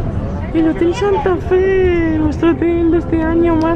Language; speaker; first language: Spanish; native; Spanish